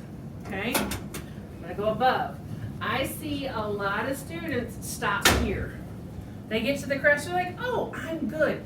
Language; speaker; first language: English; native; English